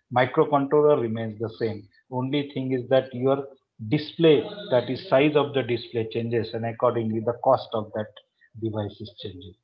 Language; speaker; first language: English; non-native, local second language; Marathi